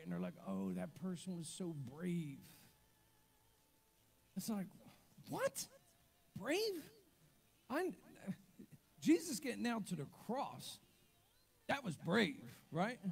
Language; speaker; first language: English; native; English